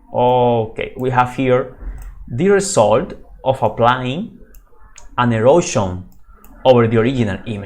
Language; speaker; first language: English; non-native, fluent; Spanish